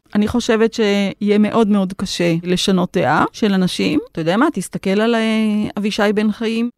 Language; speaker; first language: Hebrew; native; Hebrew